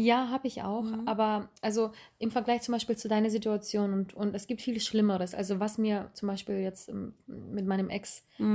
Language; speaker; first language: German; native; German